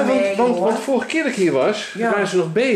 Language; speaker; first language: Dutch; native; Dutch